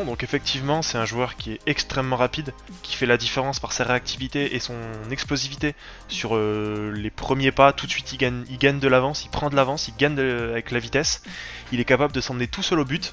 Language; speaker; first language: French; native; French